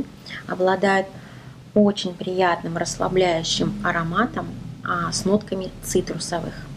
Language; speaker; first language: Russian; native; Russian